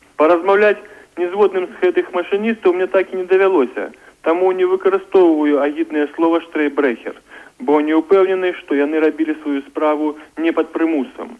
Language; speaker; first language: Belarusian; native; Belarusian